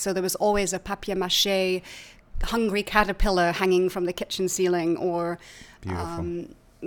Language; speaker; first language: English; native; English